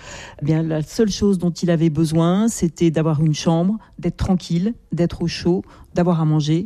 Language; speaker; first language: French; native; French